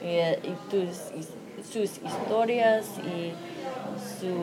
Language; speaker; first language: Spanish; non-native, learner; English